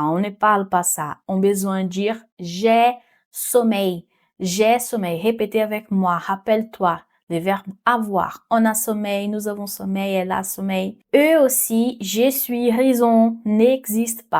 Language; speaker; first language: French; non-native, fluent; Portuguese